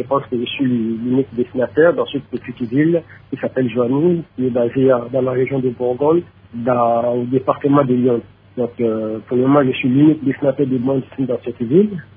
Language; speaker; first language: French; non-native, local second language; Lingala